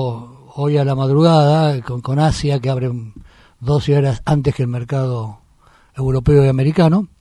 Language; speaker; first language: Spanish; native; Spanish